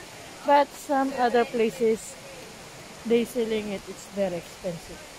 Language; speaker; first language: English; non-native, learner; Filipino